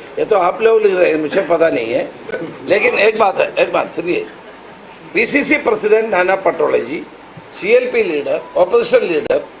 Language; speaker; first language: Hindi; non-native, local second language; Marathi